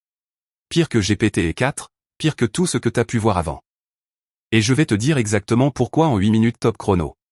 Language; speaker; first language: French; native; French